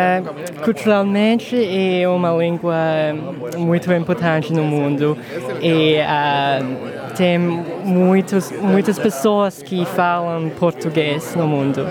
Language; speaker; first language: Portuguese; non-native, learner; English